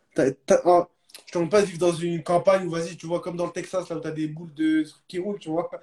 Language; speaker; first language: French; early bilingual, other home language; Arabic